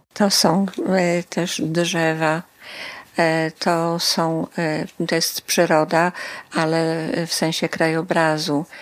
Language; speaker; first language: Polish; native; Polish